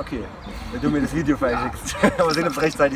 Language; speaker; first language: German; native; German